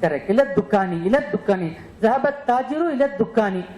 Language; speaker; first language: Arabic; non-native, fluent; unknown